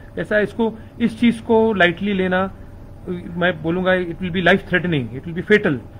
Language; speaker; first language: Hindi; non-native, local second language; Marathi